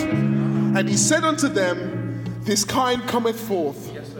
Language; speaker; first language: English; native; English